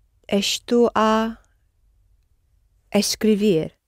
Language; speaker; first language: Portuguese; non-native, learner; English